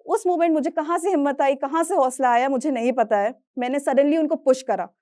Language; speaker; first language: Hindi; native; Hindi